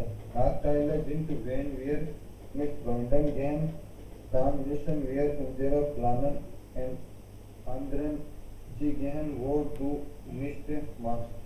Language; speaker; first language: German; non-native, learner; Hindi